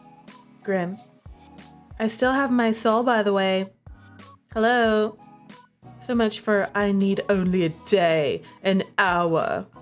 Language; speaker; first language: English; native; English